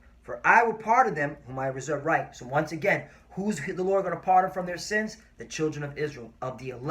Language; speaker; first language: English; native; English